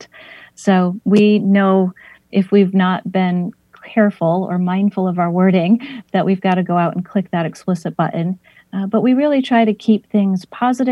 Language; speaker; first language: English; native; English